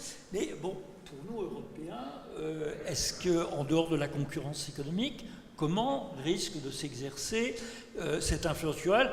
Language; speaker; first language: French; native; French